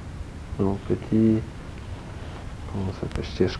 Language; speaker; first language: French; non-native, learner; Polish